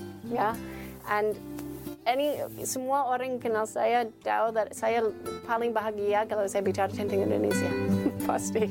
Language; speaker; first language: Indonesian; non-native, learner; English